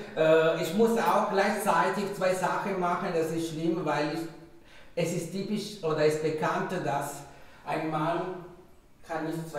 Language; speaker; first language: German; non-native, fluent; Italian